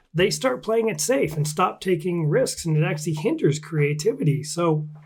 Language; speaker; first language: English; native; English